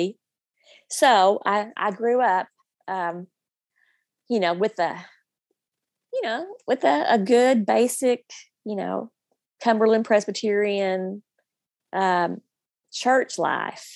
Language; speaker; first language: English; native; English